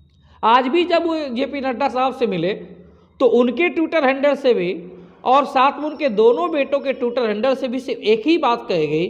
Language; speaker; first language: Hindi; native; Hindi